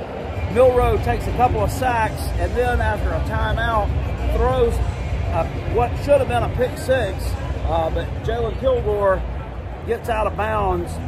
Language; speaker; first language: English; native; English